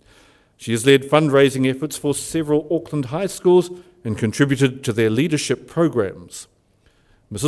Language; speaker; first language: English; native; English